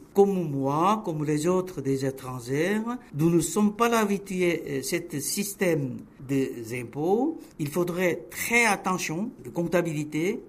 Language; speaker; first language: French; non-native, fluent; Korean